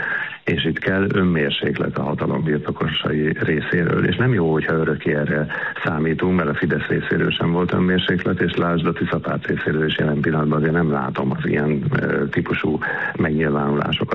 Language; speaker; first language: Hungarian; native; Hungarian